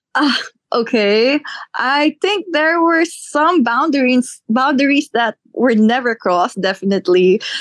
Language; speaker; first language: English; non-native, local second language; Filipino